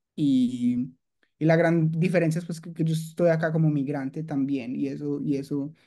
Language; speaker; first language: Spanish; native; Spanish